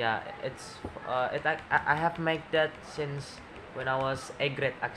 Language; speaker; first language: English; non-native, learner; Indonesian